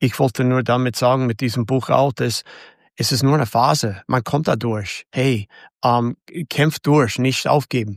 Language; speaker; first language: German; non-native, fluent; English